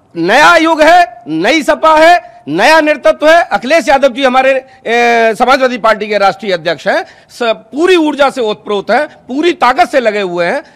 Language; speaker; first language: Hindi; native; Hindi